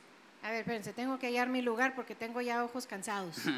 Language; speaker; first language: Spanish; native; Spanish